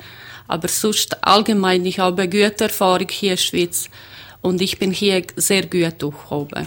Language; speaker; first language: German; non-native, learner; Croatian